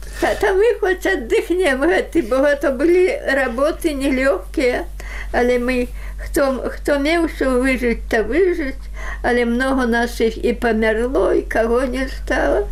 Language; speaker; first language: Belarusian; native; Belarusian